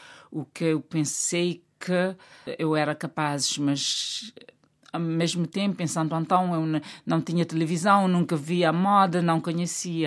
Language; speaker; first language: Portuguese; non-native, local second language; Kabuverdianu